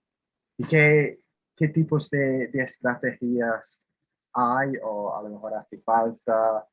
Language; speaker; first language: Spanish; non-native, fluent; English